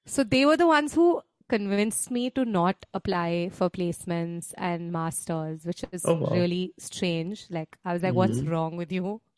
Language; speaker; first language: English; non-native, local second language; Hindi